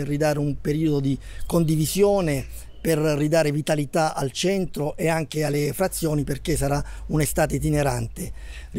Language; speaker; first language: Italian; native; Italian